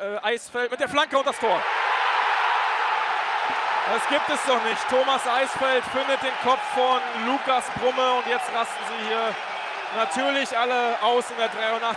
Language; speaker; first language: German; native; German